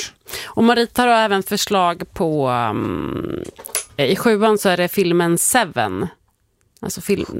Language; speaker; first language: Swedish; native; Swedish